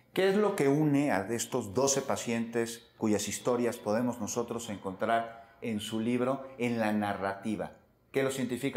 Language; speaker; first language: Spanish; native; Spanish